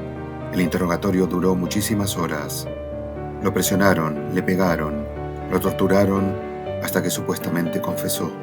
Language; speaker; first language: Spanish; native; Spanish